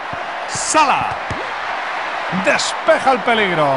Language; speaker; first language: Spanish; native; Spanish